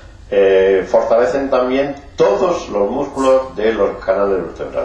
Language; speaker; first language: Spanish; native; Spanish